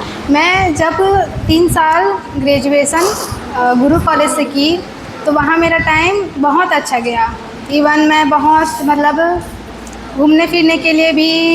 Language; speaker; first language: Hindi; native; Hindi